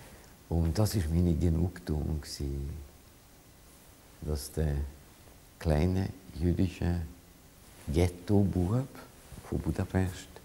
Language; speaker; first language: German; non-native, fluent; Hungarian